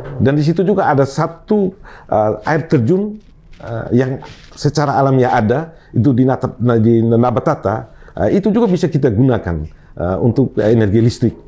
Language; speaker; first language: Indonesian; non-native, local second language; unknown